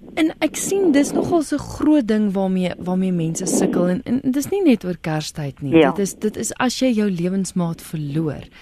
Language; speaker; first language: Afrikaans; native; Afrikaans